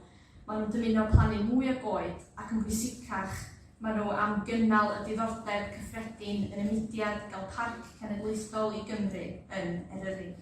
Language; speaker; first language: Welsh; native; Welsh